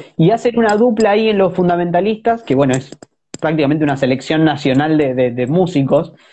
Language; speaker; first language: Spanish; native; Spanish